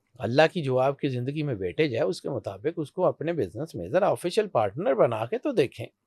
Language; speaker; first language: Urdu; non-native, local second language; Punjabi